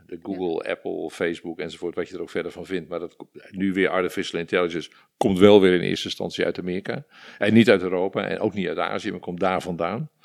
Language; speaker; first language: Dutch; native; Dutch